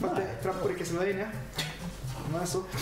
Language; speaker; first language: Swedish; native; Swedish